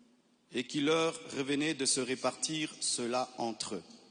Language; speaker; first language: French; non-native, local second language; Lingala